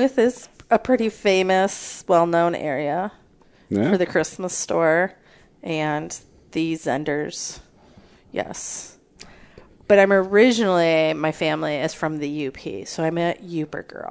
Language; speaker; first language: English; native; English